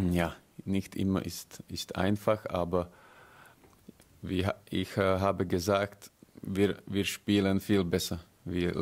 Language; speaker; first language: German; non-native, learner; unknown